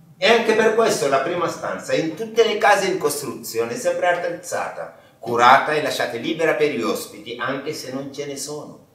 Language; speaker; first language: Italian; non-native, fluent; Wolof